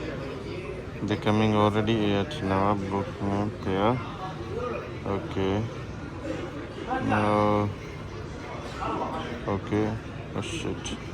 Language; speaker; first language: English; non-native, learner; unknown